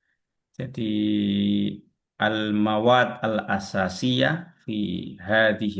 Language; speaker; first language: Arabic; non-native, fluent; Indonesian